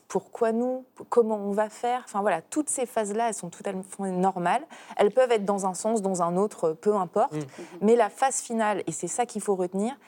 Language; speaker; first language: French; native; French